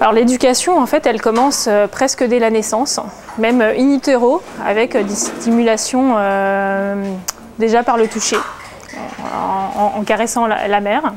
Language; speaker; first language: French; native; French